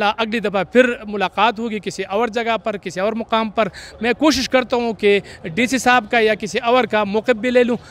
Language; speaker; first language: Urdu; non-native, local second language; Pashto